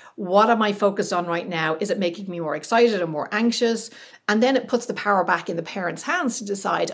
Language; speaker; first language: English; native; English